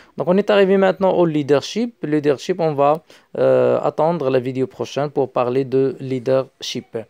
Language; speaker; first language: French; non-native, local second language; Arabic